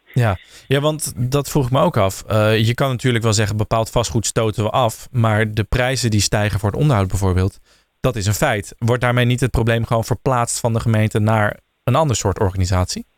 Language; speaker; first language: Dutch; native; Dutch